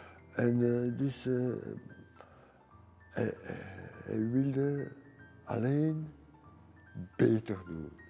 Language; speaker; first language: Dutch; non-native, local second language; French